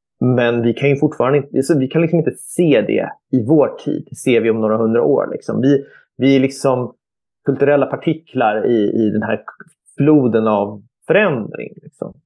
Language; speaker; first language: Swedish; native; Swedish